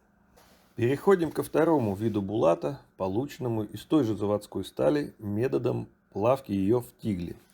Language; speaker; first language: Russian; native; Russian